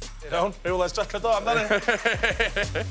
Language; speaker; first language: Welsh; native; Welsh